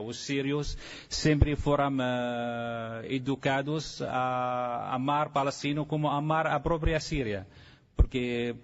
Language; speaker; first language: Portuguese; non-native, fluent; Arabic